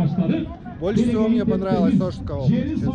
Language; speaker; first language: Russian; native; Russian